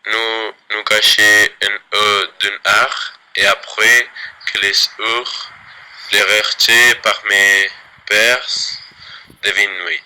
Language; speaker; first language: French; non-native, learner; Spanish